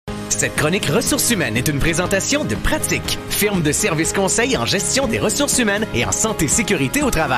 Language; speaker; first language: French; native; French